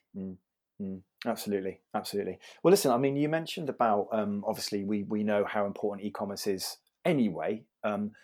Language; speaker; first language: English; native; English